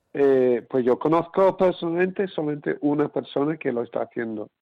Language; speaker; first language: Spanish; non-native, fluent; English